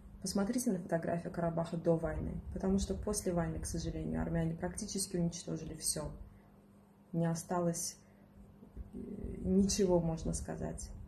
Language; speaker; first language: Russian; non-native, local second language; Azerbaijani